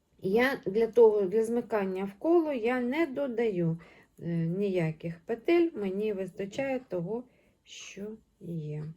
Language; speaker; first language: Ukrainian; non-native, local second language; Russian